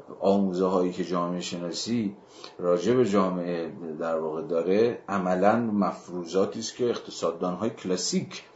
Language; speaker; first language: Persian; native; Persian